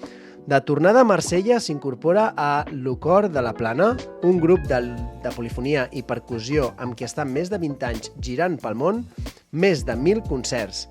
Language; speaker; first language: Catalan; native; Catalan